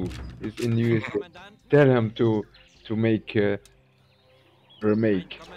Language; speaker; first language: English; non-native, learner; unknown